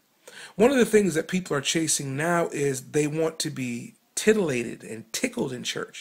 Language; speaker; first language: English; native; English